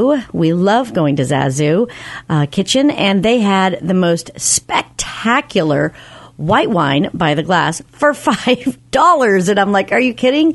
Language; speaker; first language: English; native; English